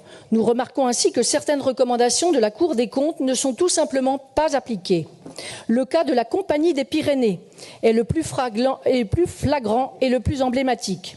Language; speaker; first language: French; native; French